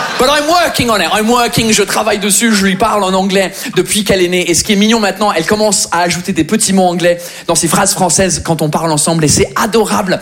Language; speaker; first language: French; non-native, fluent; English